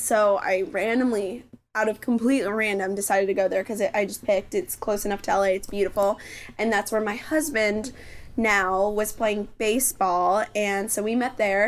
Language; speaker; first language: English; native; English